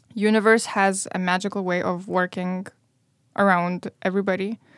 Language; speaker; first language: English; non-native, fluent; Romanian